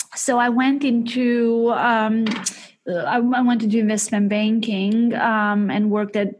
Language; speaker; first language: English; early bilingual, other home language; Albanian